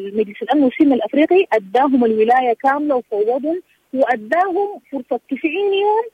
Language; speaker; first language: Arabic; native; Arabic